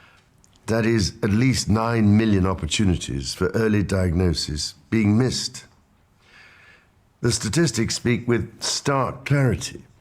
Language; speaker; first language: English; native; English